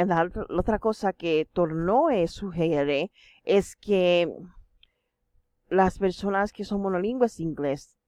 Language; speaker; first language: Spanish; non-native, fluent; English